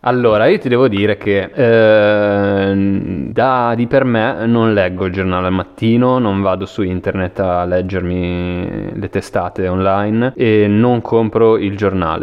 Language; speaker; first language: Italian; native; Italian